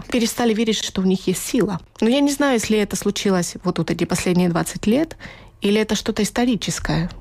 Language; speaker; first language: Russian; early bilingual, heritage; Russian